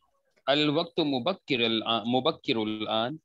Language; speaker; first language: Arabic; non-native, learner; Urdu